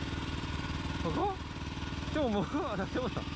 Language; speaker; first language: Japanese; non-native, learner; Chinese